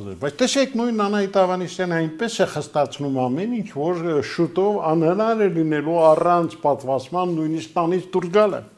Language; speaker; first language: Armenian; native; Armenian